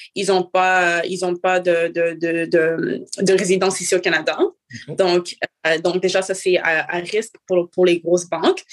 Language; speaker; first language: French; native; French